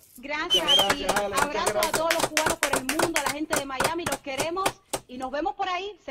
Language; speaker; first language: Spanish; native; Spanish